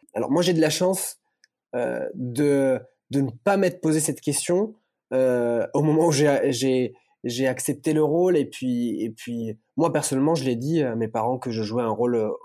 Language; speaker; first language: French; early bilingual, other home language; Italian